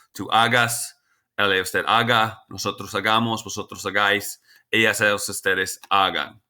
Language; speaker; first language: Spanish; non-native, fluent; English